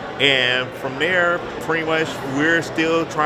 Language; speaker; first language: English; native; English